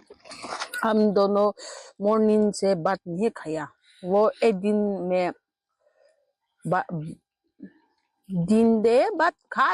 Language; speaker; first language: Hindi; non-native, local second language; Karbi